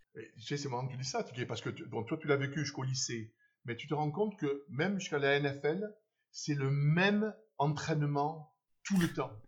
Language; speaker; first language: French; native; French